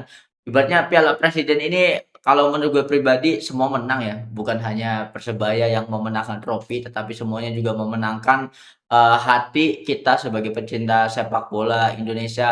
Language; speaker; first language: Indonesian; native; Indonesian